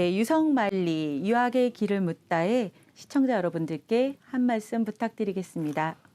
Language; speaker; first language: Korean; native; Korean